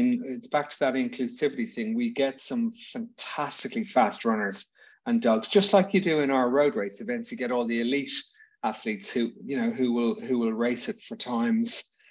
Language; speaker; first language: English; native; English